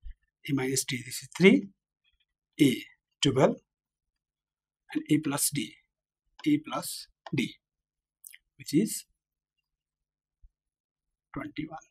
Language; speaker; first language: English; non-native, local second language; Nepali